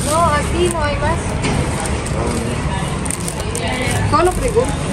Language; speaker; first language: Spanish; non-native, learner; Filipino